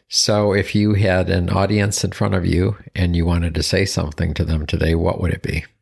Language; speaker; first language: English; native; English